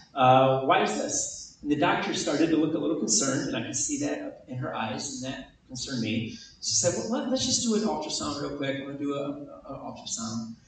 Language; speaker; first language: English; native; English